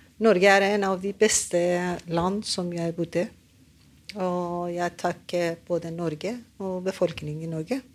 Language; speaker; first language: Norwegian; non-native, learner; Persian